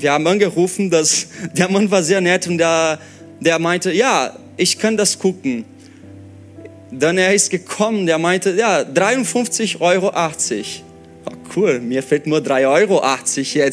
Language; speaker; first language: German; non-native, fluent; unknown